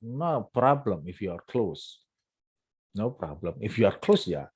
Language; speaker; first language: English; non-native, fluent; Indonesian